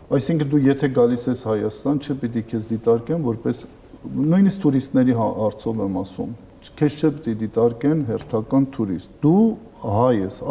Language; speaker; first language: Armenian; early bilingual, heritage; Armenian